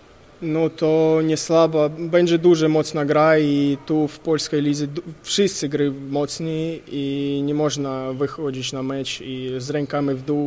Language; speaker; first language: Polish; non-native, learner; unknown